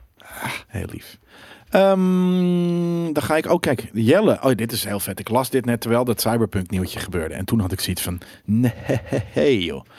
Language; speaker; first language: Dutch; native; Dutch